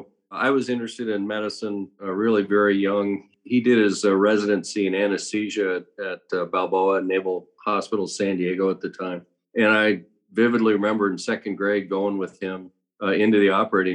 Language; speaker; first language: English; native; English